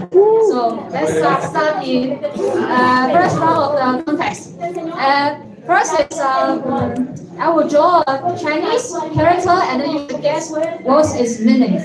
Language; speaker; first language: English; non-native, fluent; Chinese